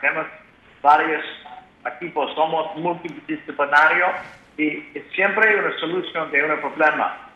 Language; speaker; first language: Spanish; non-native, learner; English